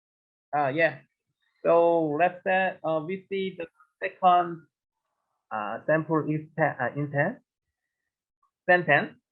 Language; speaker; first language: English; non-native, learner; Korean